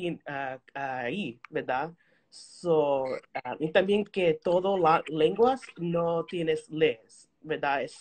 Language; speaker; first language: Spanish; early bilingual, heritage; Spanish